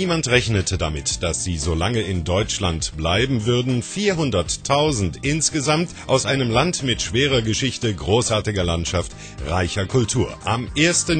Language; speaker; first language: German; native; German